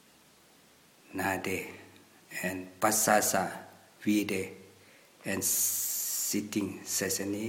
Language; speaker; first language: English; non-native, learner; Thai